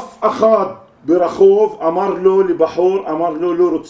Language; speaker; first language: Hebrew; non-native, local second language; Arabic